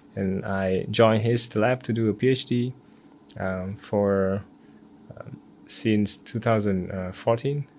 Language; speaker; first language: English; non-native, fluent; Vietnamese